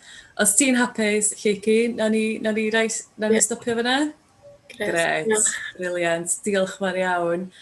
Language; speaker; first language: Welsh; native; Welsh